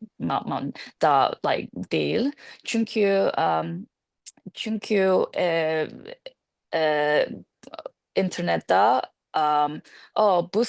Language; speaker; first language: Turkish; non-native, learner; English